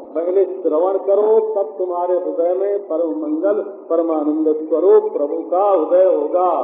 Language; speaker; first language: Hindi; native; Hindi